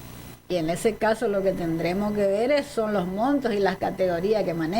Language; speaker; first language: Spanish; native; Spanish